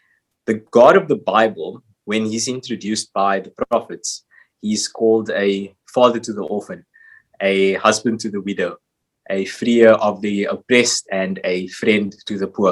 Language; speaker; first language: English; native; English